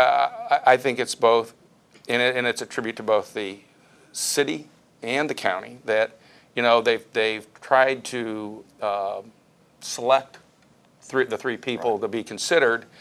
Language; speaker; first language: English; native; English